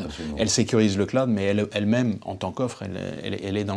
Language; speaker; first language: French; native; French